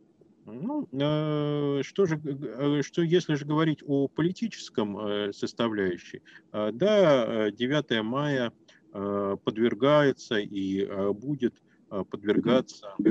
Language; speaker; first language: Russian; native; Russian